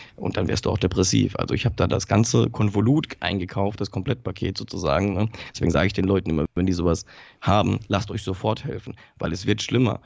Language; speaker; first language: German; early bilingual, other home language; Polish